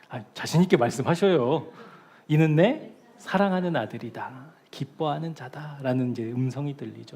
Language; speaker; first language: Korean; native; Korean